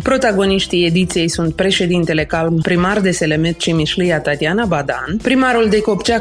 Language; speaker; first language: Romanian; native; Romanian